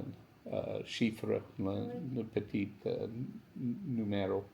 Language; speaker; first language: French; non-native, learner; English